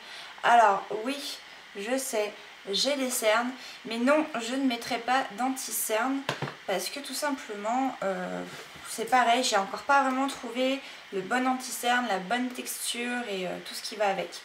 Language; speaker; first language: French; native; French